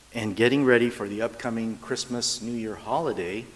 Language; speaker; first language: English; native; English